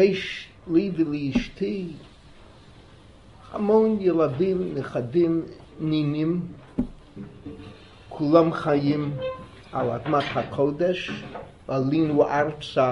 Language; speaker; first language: Hebrew; non-native, fluent; English